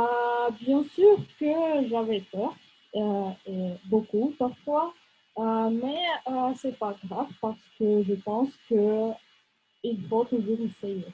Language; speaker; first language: French; non-native, fluent; Russian